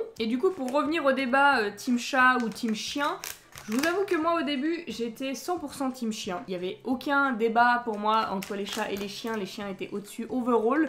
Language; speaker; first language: French; native; French